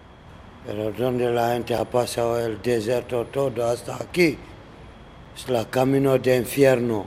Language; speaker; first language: Spanish; non-native, learner; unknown